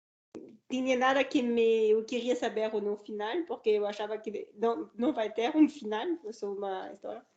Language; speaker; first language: Portuguese; non-native, learner; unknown